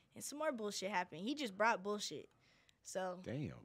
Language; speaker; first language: English; native; English